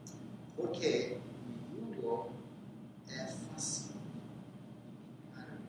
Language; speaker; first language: Spanish; non-native, fluent; English